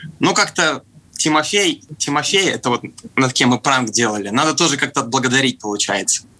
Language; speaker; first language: Russian; native; Russian